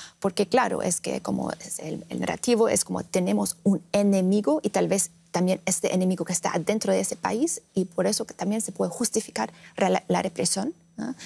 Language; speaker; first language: Spanish; non-native, fluent; Russian